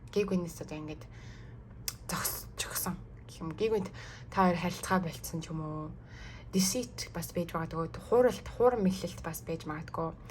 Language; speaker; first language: Mongolian; early bilingual, heritage; Mongolian